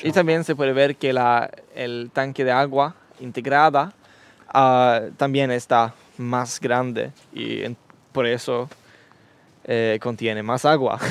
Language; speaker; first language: Spanish; non-native, learner; Swedish